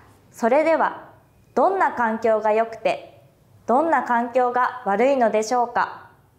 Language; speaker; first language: Japanese; non-native, fluent; Vietnamese